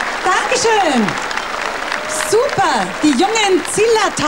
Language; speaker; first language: German; native; German